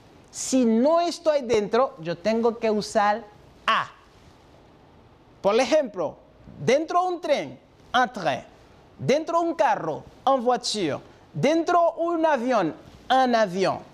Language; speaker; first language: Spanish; non-native, fluent; French